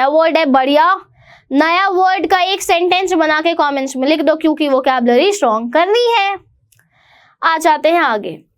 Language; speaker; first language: Hindi; native; Hindi